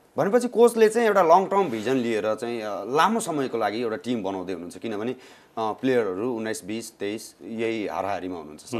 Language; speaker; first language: Nepali; native; Nepali